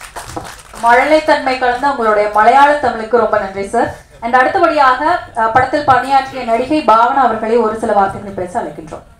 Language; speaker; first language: Tamil; native; Tamil